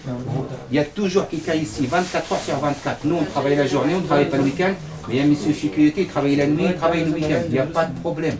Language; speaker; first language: French; native; French